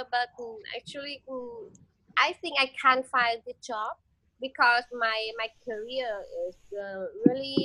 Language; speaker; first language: English; non-native, learner; Vietnamese